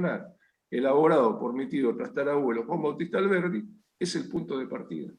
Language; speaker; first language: Spanish; native; Spanish